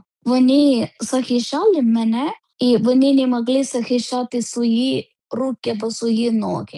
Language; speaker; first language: Ukrainian; non-native, learner; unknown